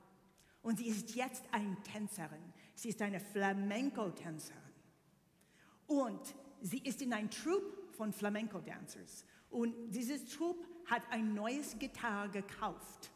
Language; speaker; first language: German; non-native, learner; English